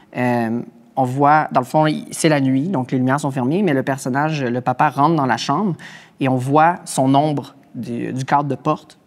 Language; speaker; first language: French; native; French